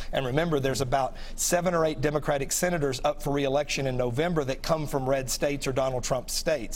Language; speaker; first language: English; native; English